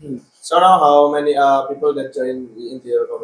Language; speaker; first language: English; non-native, learner; Indonesian